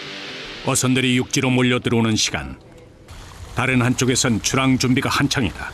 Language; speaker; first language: Korean; native; Korean